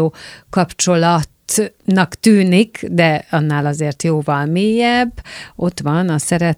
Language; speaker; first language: Hungarian; native; Hungarian